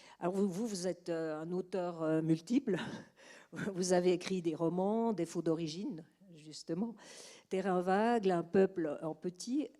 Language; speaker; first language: French; native; French